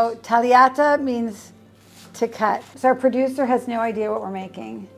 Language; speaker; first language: English; native; English